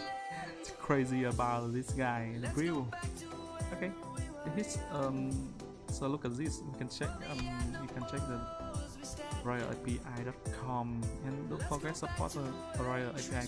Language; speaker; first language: English; non-native, learner; Vietnamese